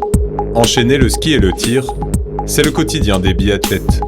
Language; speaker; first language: French; native; French